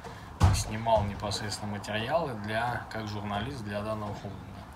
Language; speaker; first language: Russian; native; Russian